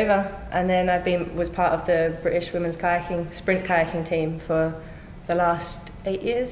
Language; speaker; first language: English; native; English